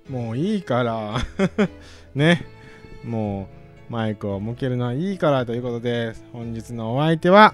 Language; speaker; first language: Japanese; native; Japanese